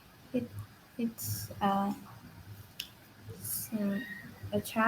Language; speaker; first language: English; non-native, learner; Vietnamese